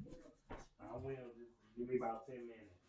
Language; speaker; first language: English; native; English